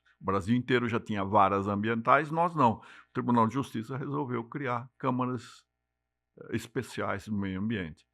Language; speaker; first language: Portuguese; native; Portuguese